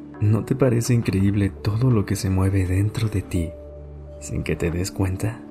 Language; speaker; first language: Spanish; native; Spanish